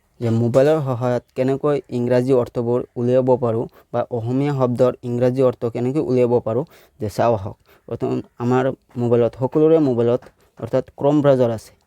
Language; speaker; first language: Assamese; native; Assamese